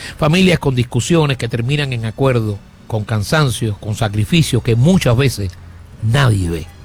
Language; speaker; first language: Spanish; native; Spanish